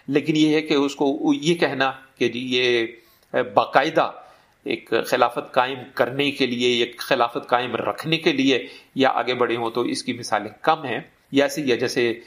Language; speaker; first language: Urdu; native; Urdu